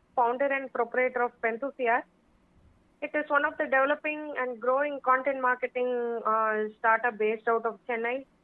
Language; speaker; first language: English; non-native, local second language; Tamil